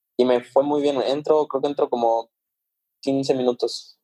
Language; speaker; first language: Spanish; native; Spanish